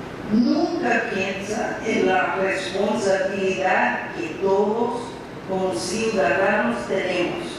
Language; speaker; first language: Spanish; non-native, fluent; English